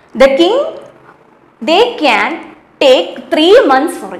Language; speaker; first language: English; non-native, local second language; Malayalam